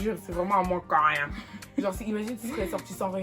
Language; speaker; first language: French; native; French